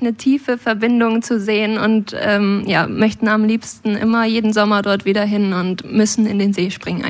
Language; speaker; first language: German; native; German